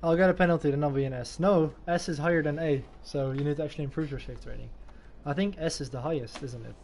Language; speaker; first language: English; non-native, fluent; Dutch